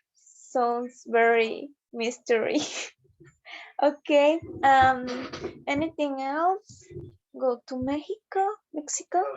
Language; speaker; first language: English; non-native, learner; Spanish